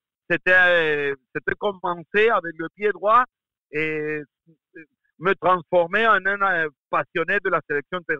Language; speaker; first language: French; non-native, fluent; Spanish